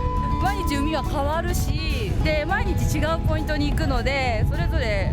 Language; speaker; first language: Japanese; native; Japanese